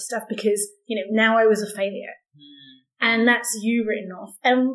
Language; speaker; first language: English; native; English